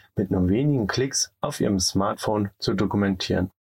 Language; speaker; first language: German; native; German